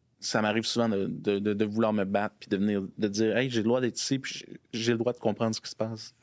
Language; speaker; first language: French; native; French